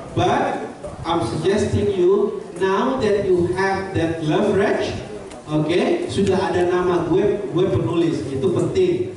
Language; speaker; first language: English; non-native, fluent; Indonesian